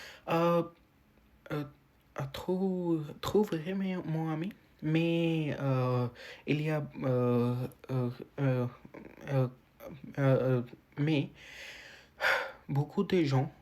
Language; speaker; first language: French; non-native, learner; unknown